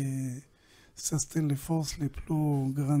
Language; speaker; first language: French; non-native, learner; Hebrew